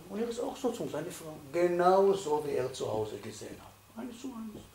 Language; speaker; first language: German; non-native, fluent; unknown